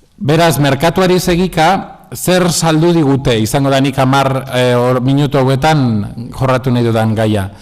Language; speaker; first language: Basque; non-native, local second language; Spanish